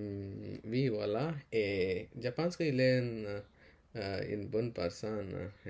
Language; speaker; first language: French; non-native, learner; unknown